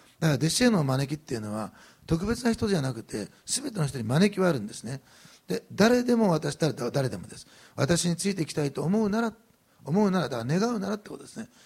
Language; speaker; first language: Japanese; native; Japanese